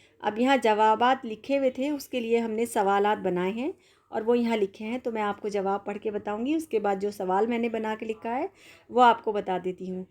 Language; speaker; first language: Urdu; native; Urdu